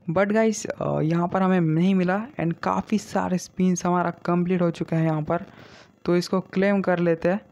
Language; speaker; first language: Hindi; non-native, local second language; Bangla